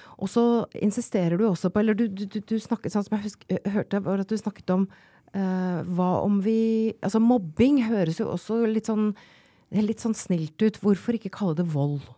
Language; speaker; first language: Norwegian; native; Norwegian